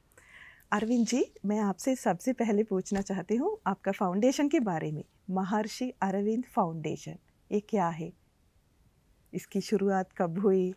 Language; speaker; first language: Hindi; non-native, learner; Sinhala